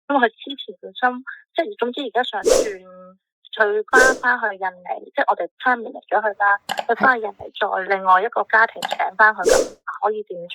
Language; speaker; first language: Cantonese; native; Cantonese